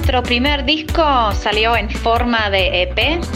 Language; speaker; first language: Spanish; non-native, fluent; English